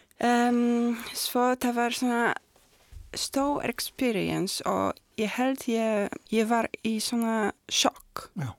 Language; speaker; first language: Icelandic; non-native, learner; Polish